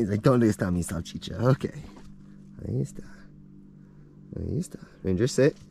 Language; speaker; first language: Spanish; non-native, fluent; English